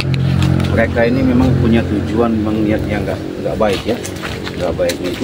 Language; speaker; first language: Indonesian; native; Indonesian